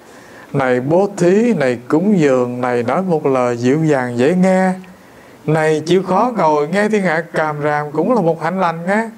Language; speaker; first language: Vietnamese; native; Vietnamese